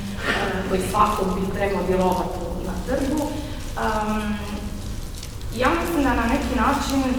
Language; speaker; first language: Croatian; non-native, fluent; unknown